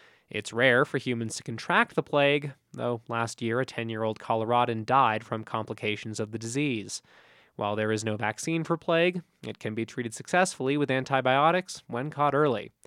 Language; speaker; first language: English; native; English